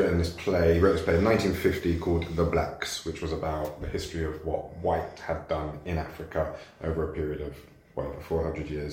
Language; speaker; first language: English; native; English